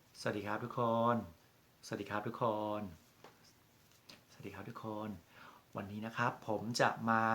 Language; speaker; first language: Thai; native; Thai